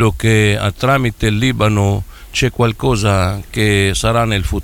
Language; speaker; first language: Italian; non-native, fluent; Arabic